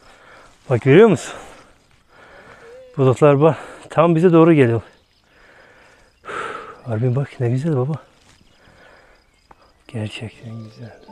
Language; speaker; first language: Turkish; non-native, fluent; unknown